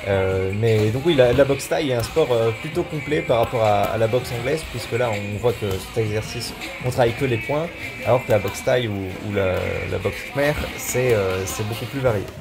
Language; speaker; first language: French; native; French